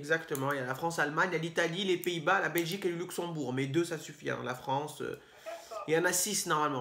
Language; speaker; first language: French; native; French